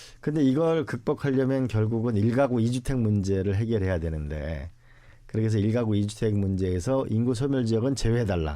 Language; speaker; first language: Korean; native; Korean